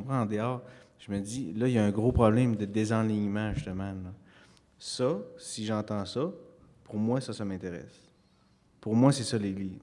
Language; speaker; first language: French; native; French